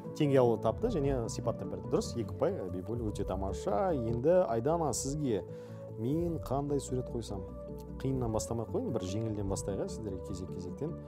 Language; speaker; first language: Kazakh; native; Kazakh